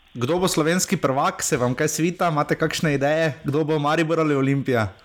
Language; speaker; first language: Slovenian; native; Slovenian